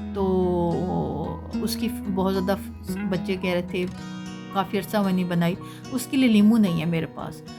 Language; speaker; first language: Urdu; native; Urdu